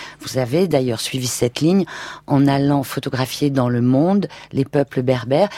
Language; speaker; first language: French; native; French